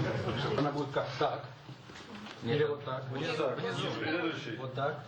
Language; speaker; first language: Russian; native; Russian